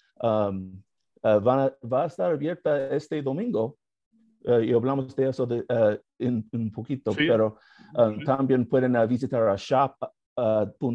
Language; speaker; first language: Spanish; non-native, learner; English